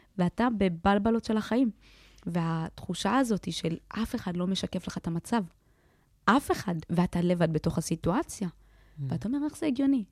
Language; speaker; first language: Hebrew; early bilingual, other home language; Amharic